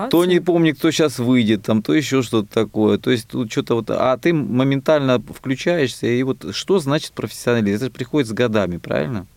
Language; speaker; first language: Russian; native; Russian